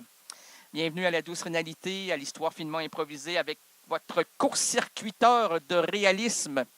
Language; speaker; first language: French; native; French